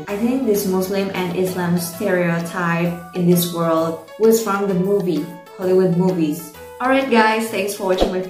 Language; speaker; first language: English; non-native, learner; Indonesian